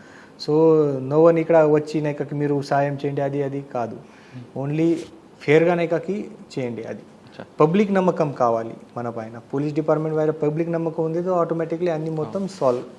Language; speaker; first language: Telugu; non-native, learner; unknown